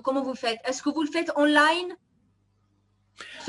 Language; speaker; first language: French; non-native, fluent; Italian